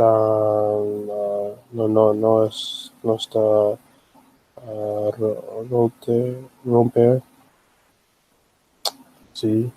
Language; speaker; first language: Spanish; non-native, learner; English